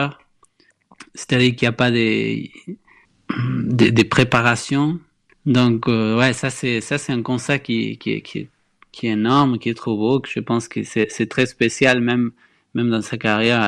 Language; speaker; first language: French; non-native, fluent; Spanish